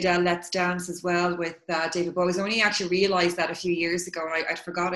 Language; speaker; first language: English; native; English